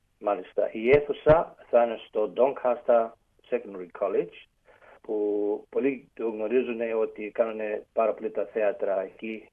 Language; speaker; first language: Greek; early bilingual, heritage; Greek